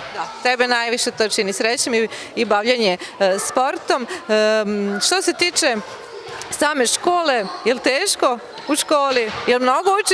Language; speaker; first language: Serbian; native; Serbian